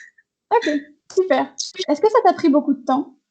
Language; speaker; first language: French; native; French